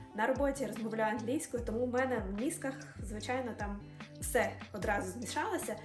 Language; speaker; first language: Ukrainian; non-native, local second language; Russian